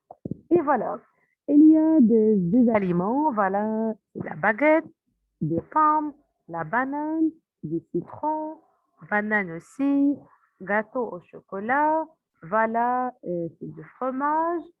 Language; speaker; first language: French; non-native, fluent; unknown